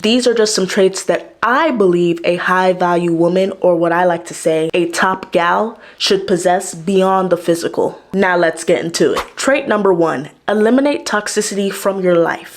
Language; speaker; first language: English; native; English